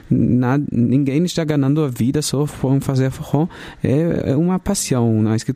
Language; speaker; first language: Portuguese; non-native, fluent; German